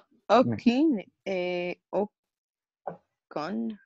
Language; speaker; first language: French; non-native, learner; Portuguese